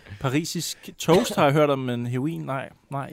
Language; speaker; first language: Danish; native; Danish